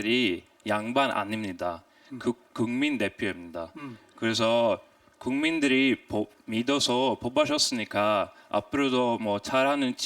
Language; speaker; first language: Korean; non-native, fluent; Swedish